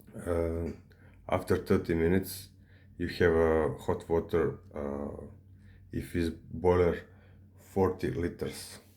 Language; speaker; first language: English; non-native, learner; Serbian